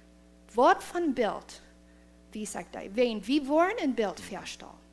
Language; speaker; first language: German; non-native, learner; Plautdietsch